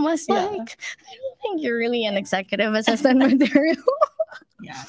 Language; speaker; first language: English; non-native, local second language; Filipino